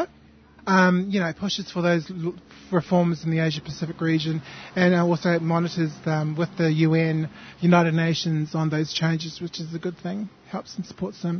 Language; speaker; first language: English; native; English